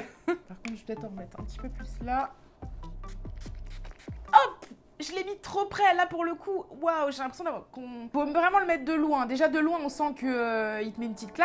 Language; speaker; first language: French; native; French